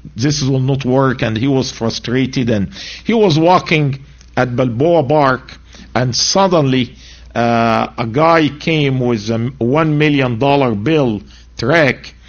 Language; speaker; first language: English; non-native, fluent; Arabic